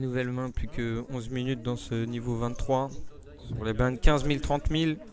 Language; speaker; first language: French; native; French